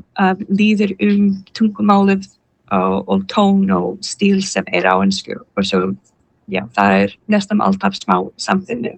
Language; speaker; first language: Icelandic; non-native, learner; English